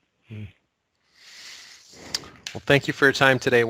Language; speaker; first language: English; native; English